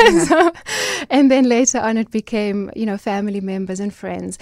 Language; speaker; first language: English; non-native, fluent; German